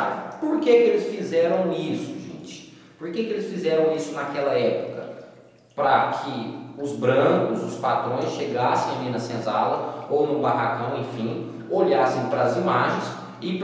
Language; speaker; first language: Portuguese; native; Portuguese